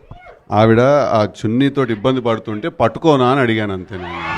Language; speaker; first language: Telugu; native; Telugu